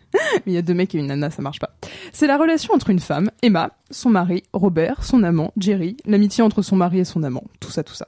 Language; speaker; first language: French; native; French